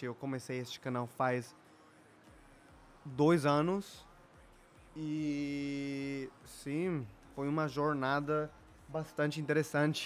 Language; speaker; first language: Portuguese; non-native, fluent; Spanish